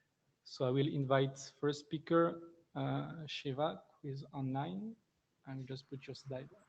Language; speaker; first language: English; non-native, fluent; French